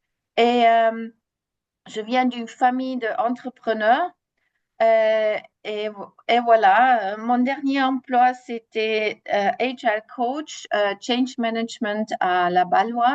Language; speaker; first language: French; non-native, fluent; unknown